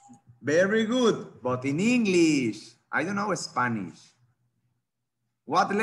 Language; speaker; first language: English; non-native, fluent; Spanish